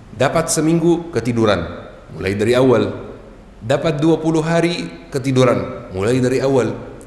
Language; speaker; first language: Indonesian; non-native, fluent; Arabic